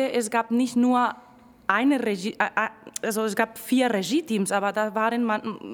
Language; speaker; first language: German; non-native, fluent; Spanish